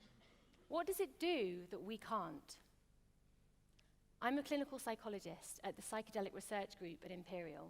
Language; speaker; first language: English; native; English